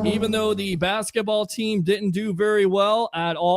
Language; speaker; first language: English; native; English